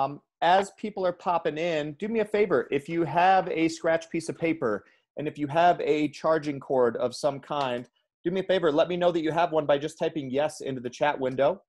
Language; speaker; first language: English; native; English